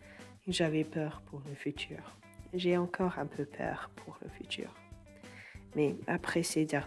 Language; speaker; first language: French; non-native, fluent; English